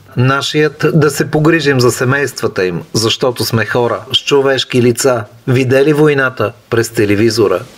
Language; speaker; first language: Bulgarian; native; Bulgarian